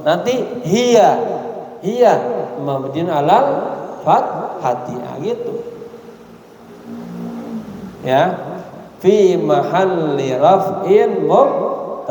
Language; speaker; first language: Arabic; non-native, fluent; Indonesian